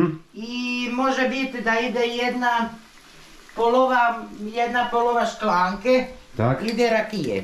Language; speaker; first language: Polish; non-native, learner; Croatian